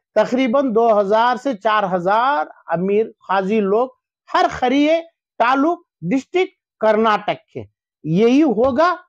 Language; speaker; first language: Hindi; non-native, local second language; Urdu